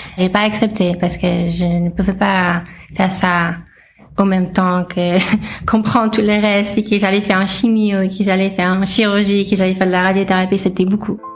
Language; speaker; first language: French; non-native, fluent; English